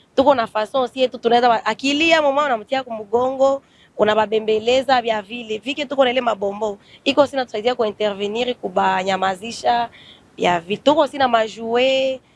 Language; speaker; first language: Swahili; native; Swahili